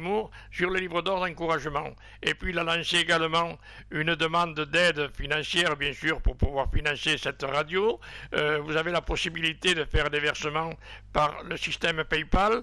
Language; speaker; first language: French; native; French